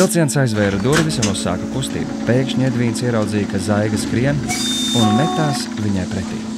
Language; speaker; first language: Latvian; native; Latvian